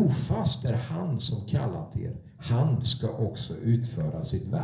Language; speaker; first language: Swedish; non-native, fluent; English